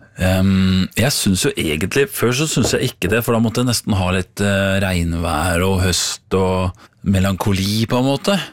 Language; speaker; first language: Norwegian; native; Norwegian